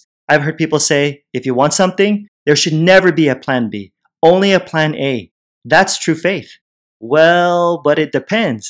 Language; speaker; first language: English; native; English